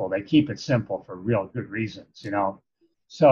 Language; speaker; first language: English; native; English